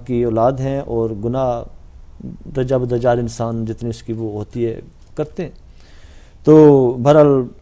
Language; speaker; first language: Urdu; non-native, local second language; Punjabi